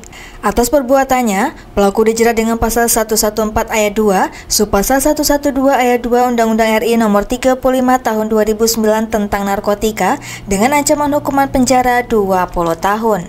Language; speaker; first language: Indonesian; native; Indonesian